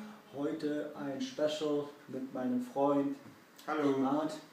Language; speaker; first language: German; early bilingual, other home language; Kurdish